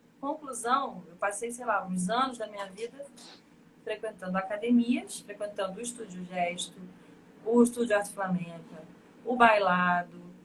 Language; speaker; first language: Portuguese; native; Portuguese